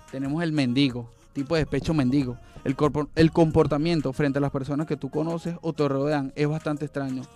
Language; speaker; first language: Spanish; native; Spanish